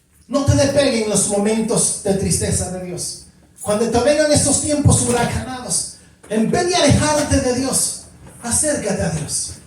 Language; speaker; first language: Spanish; native; Spanish